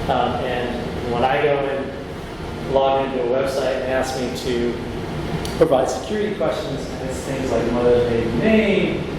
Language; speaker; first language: English; native; English